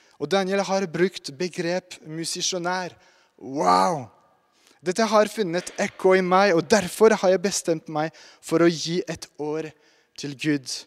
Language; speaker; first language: Norwegian; non-native, fluent; French